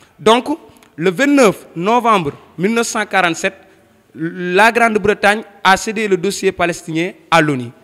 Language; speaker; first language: French; non-native, local second language; Wolof